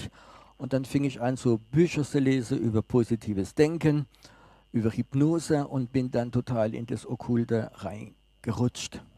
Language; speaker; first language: German; non-native, fluent; French